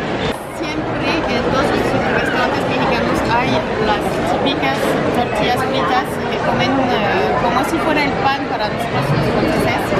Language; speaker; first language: Spanish; non-native, fluent; French